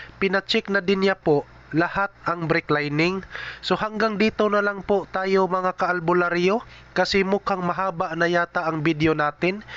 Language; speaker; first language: Filipino; non-native, local second language; Cebuano